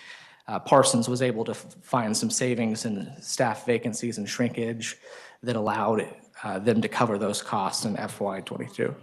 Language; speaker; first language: English; native; English